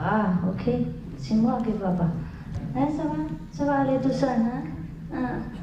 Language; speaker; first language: French; non-native, learner; Vietnamese